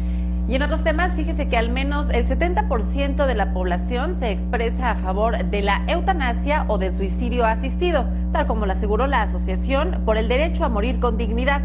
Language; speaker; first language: Spanish; native; Spanish